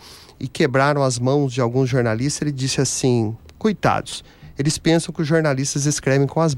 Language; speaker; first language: Portuguese; native; Portuguese